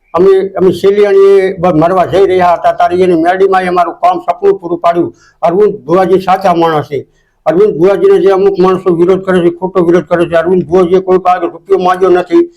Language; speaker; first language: Gujarati; native; Gujarati